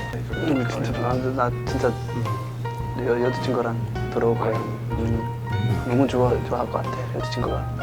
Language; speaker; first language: Korean; non-native, fluent; English